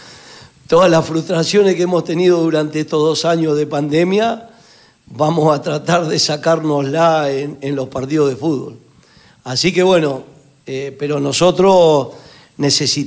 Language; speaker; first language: Spanish; native; Spanish